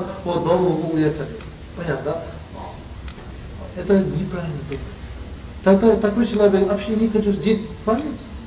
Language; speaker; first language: Russian; non-native, learner; Tibetan